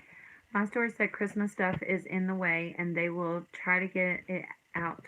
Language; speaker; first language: English; native; English